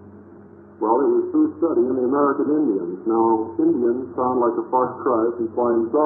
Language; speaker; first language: English; native; English